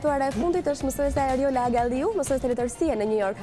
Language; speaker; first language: Albanian; native; Albanian